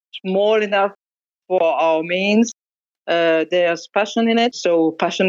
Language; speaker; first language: English; non-native, fluent; French